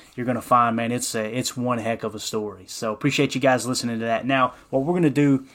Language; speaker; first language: English; native; English